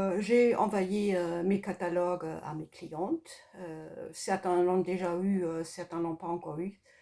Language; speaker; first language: French; non-native, fluent; German